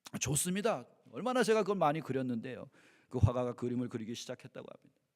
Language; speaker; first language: Korean; native; Korean